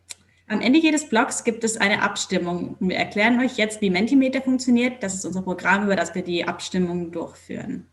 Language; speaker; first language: German; native; German